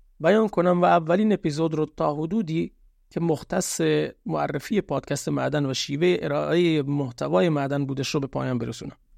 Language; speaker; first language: Persian; non-native, local second language; Baluchi